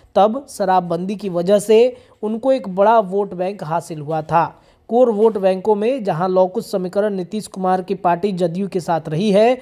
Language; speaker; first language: Hindi; native; Hindi